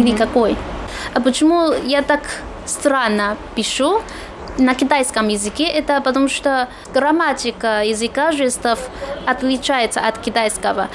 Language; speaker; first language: Russian; non-native, fluent; Chinese